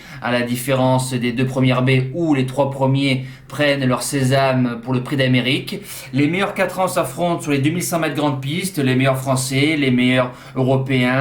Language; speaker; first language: French; native; French